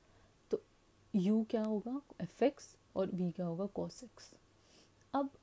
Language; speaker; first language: Hindi; native; Hindi